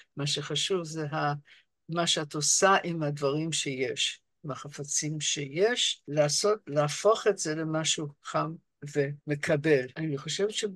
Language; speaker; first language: Hebrew; non-native, fluent; English